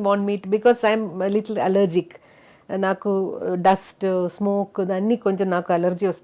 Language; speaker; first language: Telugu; non-native, local second language; Malayalam